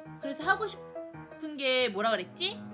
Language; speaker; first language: Korean; native; Korean